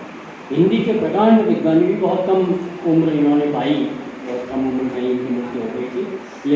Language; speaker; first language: Hindi; native; Hindi